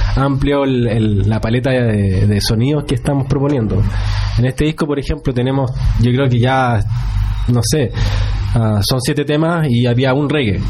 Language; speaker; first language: Spanish; native; Spanish